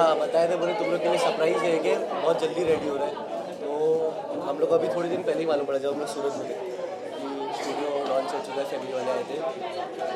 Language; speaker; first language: Hindi; native; Hindi